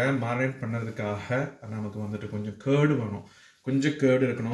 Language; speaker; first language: Tamil; non-native, learner; Malayalam